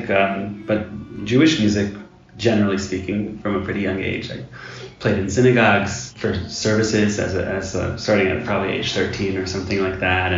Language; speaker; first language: English; native; English